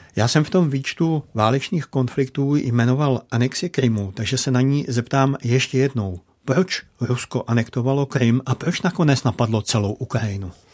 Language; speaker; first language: Czech; native; Czech